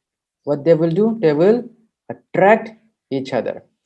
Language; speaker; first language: English; non-native, local second language; Hindi